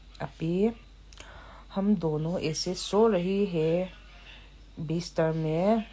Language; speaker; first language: Hindi; non-native, local second language; Mizo